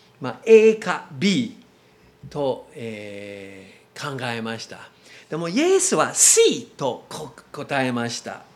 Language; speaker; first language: Japanese; non-native, learner; English